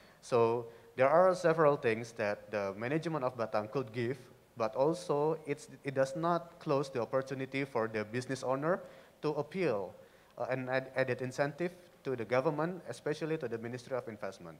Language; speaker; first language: English; non-native, fluent; Indonesian